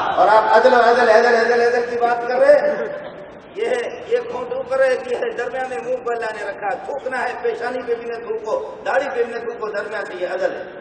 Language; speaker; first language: Urdu; non-native, local second language; Brahui